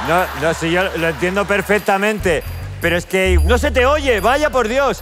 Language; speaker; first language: Spanish; native; Spanish